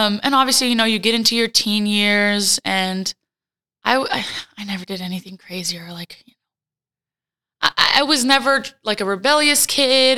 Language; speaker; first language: English; native; English